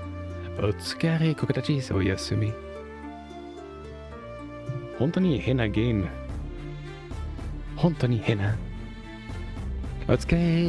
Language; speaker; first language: Japanese; non-native, learner; French